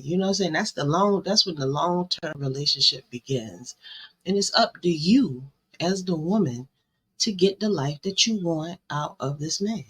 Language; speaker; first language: English; native; English